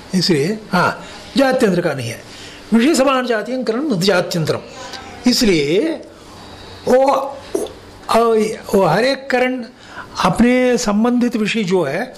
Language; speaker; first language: Hindi; non-native, local second language; Kannada